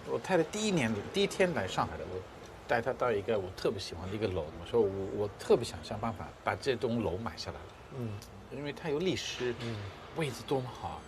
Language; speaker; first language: Chinese; non-native, fluent; English